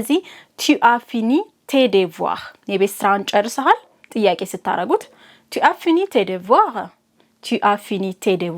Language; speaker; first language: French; non-native, fluent; Amharic